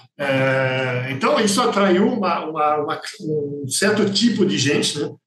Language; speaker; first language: Portuguese; non-native, fluent; French